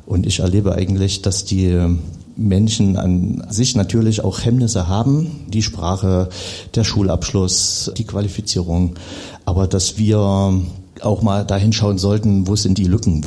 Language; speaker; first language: German; native; German